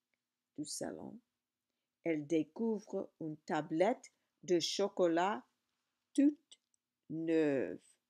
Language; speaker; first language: French; non-native, learner; English